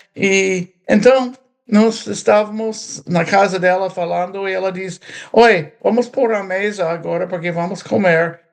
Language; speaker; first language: Portuguese; non-native, fluent; English